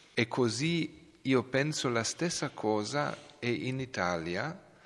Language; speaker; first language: Italian; non-native, learner; Serbian